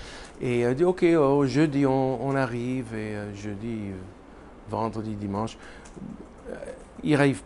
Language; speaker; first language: French; non-native, learner; English